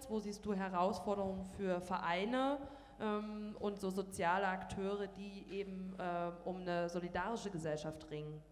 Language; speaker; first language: German; native; German